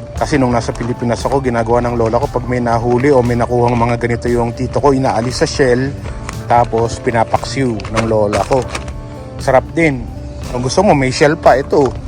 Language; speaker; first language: Filipino; non-native, local second language; Pampanga